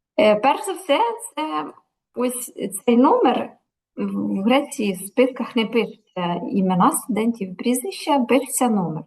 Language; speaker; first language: Ukrainian; native; Ukrainian